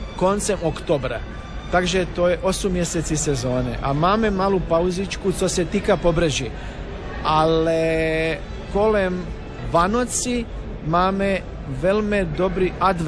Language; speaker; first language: Czech; non-native, learner; Croatian